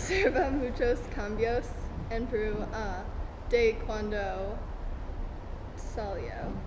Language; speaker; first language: Spanish; non-native, learner; English